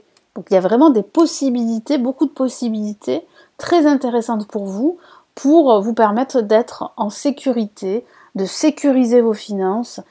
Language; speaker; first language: French; native; French